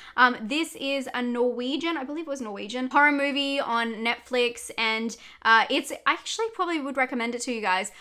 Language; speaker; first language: English; native; English